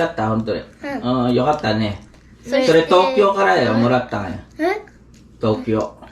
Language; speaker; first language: Japanese; non-native, fluent; Filipino